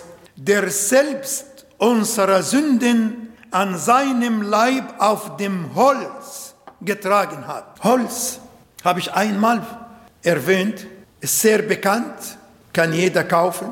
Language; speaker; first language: German; non-native, fluent; Arabic